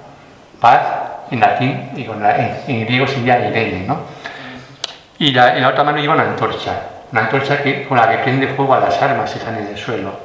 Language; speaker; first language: Spanish; native; Spanish